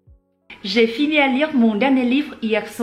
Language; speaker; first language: French; non-native, fluent; Vietnamese